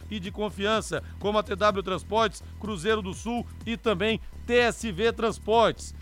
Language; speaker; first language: Portuguese; native; Portuguese